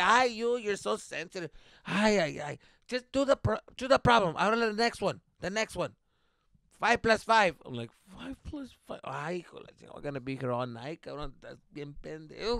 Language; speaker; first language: English; early bilingual, other home language; Spanish